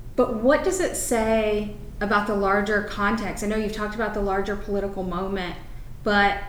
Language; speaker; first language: English; native; English